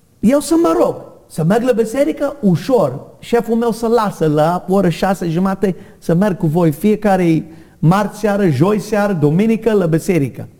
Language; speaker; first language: Romanian; non-native, learner; English